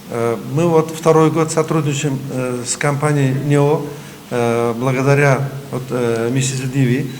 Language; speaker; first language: Russian; non-native, local second language; Uzbek